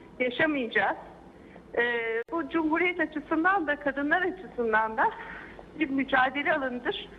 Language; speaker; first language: Turkish; native; Turkish